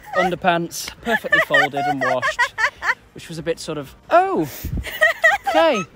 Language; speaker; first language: English; native; English